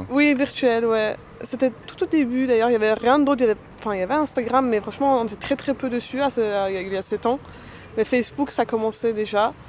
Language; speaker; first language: French; non-native, fluent; Persian